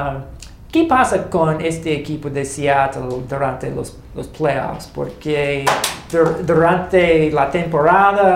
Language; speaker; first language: Spanish; non-native, fluent; English